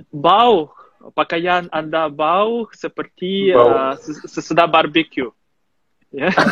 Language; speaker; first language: Indonesian; non-native, fluent; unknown